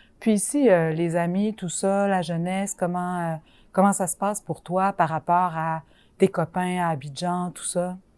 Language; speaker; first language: French; native; French